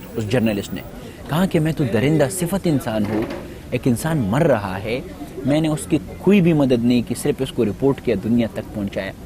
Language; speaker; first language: Urdu; non-native, local second language; Pashto